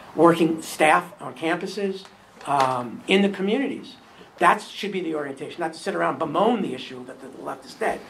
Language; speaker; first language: English; native; English